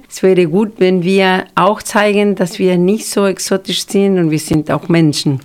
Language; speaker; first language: German; non-native, fluent; Spanish